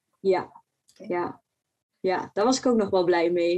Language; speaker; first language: Dutch; native; Dutch